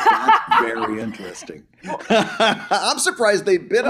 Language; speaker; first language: English; native; English